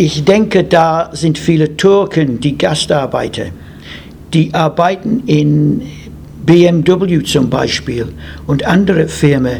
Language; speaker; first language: German; non-native, learner; English